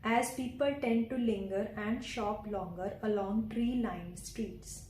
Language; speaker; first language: English; non-native, local second language; Punjabi